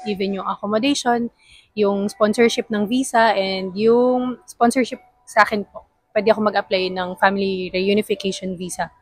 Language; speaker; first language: Filipino; native; Filipino